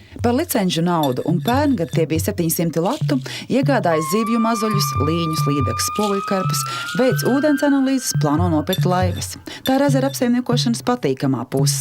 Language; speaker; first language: Latvian; native; Latvian